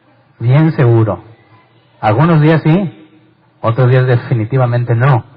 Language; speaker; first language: Spanish; native; Spanish